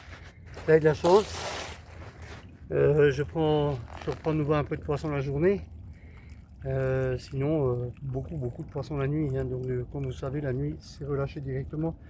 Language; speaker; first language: French; native; French